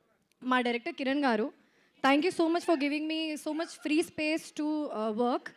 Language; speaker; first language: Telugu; non-native, learner; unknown